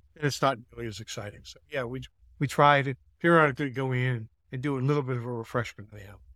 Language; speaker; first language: English; native; English